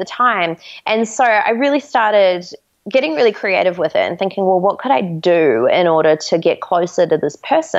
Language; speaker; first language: English; native; English